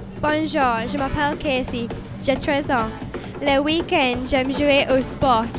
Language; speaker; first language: French; non-native, learner; English